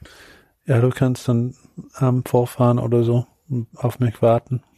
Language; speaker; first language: German; non-native, fluent; Bulgarian